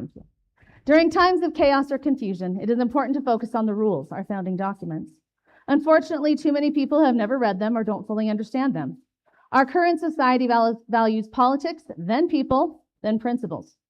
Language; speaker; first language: English; native; English